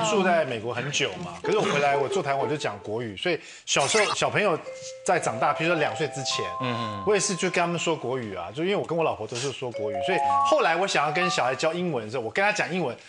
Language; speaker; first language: Chinese; native; Chinese